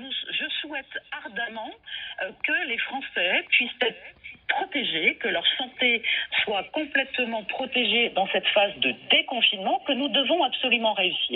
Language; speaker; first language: French; native; French